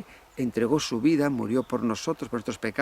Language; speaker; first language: Spanish; native; Spanish